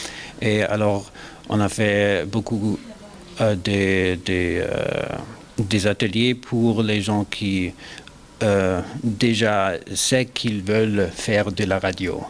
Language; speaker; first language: French; non-native, learner; German